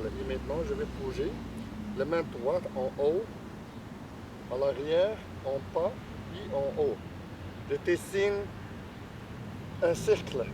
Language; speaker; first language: French; non-native, learner; Chinese